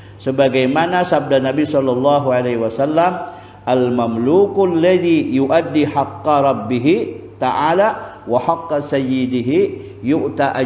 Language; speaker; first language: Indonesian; non-native, local second language; Banjar